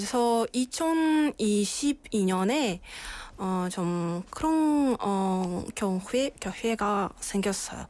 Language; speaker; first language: Korean; non-native, learner; Russian